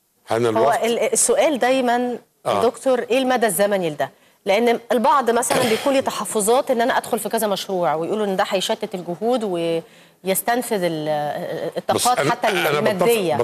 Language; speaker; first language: Arabic; native; Arabic